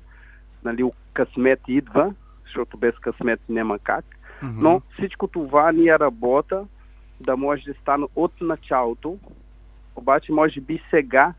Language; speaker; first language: Bulgarian; non-native, learner; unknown